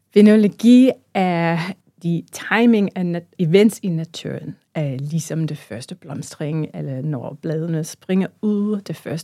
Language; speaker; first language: Danish; non-native, fluent; English